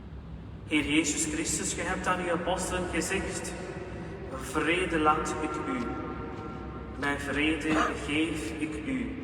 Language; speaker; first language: Dutch; non-native, fluent; Urdu